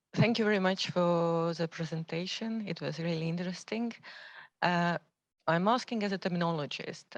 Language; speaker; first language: English; non-native, fluent; Estonian